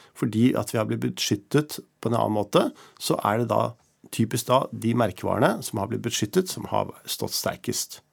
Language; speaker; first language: Norwegian; native; Norwegian